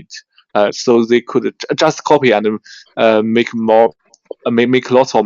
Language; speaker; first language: English; non-native, learner; Chinese